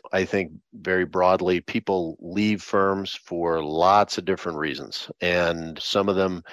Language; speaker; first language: English; native; English